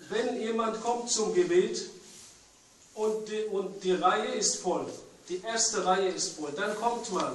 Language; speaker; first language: German; non-native, fluent; Arabic